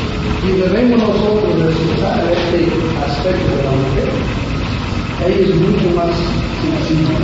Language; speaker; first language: Spanish; non-native, fluent; English